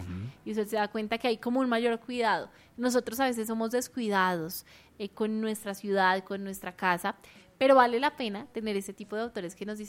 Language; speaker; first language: Spanish; native; Spanish